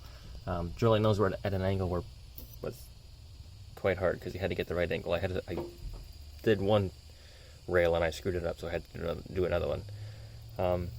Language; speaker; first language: English; native; English